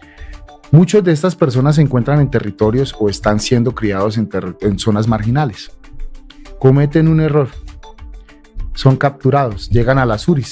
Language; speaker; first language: Spanish; native; Spanish